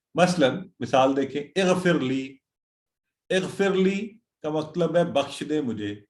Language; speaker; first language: Urdu; native; Urdu